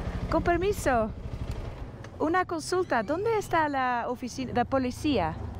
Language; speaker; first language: Spanish; non-native, learner; Dutch